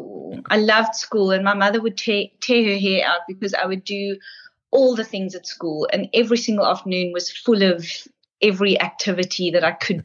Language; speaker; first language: English; native; English